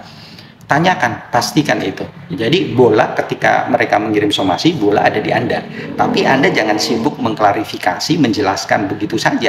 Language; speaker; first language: Indonesian; native; Indonesian